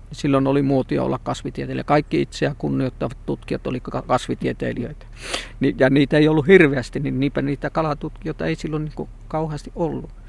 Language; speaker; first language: Finnish; native; Finnish